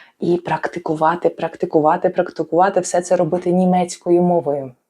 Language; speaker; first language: Ukrainian; native; Ukrainian